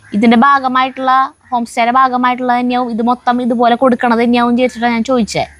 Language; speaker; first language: Malayalam; native; Malayalam